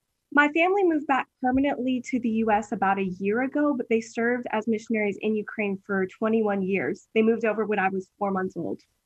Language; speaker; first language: English; early bilingual, heritage; English